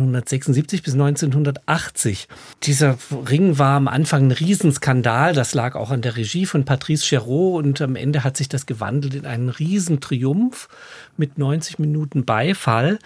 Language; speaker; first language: German; native; German